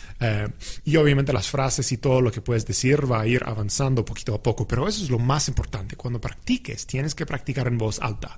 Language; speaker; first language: Spanish; non-native, fluent; English